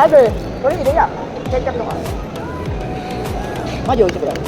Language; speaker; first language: Japanese; non-native, fluent; Filipino